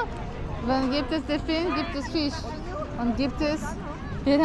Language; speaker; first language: German; non-native, learner; Portuguese